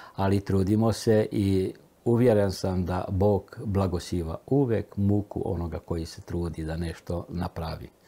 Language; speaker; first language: Croatian; early bilingual, heritage; Romanian